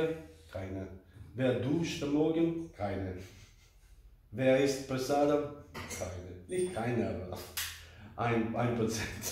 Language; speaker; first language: German; non-native, fluent; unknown